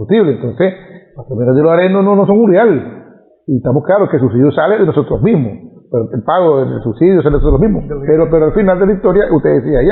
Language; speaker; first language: Spanish; native; Spanish